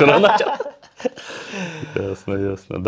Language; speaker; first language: Russian; native; Russian